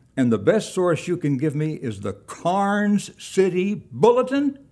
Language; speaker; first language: English; native; English